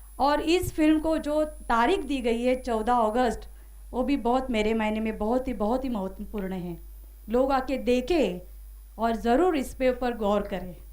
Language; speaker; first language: Hindi; non-native, local second language; Marathi